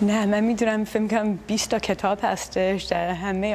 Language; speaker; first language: Persian; early bilingual, heritage; Persian